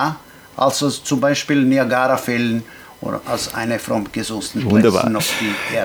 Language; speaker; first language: German; non-native, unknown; Serbian